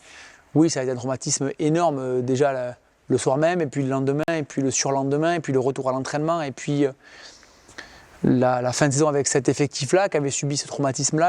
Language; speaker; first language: French; native; French